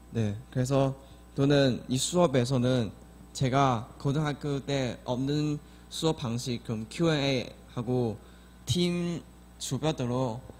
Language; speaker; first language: Korean; non-native, learner; Chinese